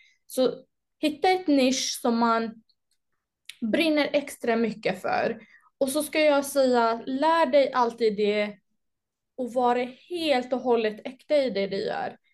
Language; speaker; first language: Swedish; native; Swedish